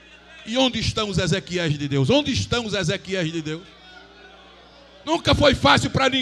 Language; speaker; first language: Portuguese; native; Portuguese